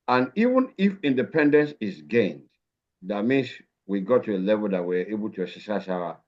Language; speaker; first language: English; non-native, local second language; Yoruba